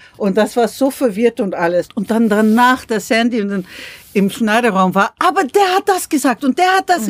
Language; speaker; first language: German; non-native, fluent; English